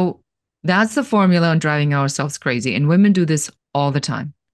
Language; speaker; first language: English; non-native, fluent; German